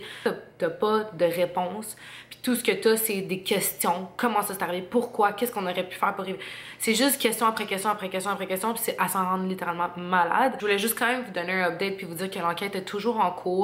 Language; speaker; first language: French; native; French